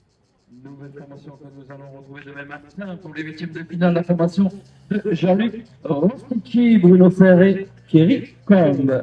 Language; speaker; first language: French; native; French